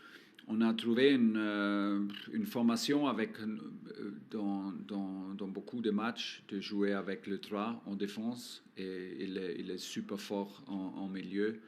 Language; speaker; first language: French; non-native, learner; German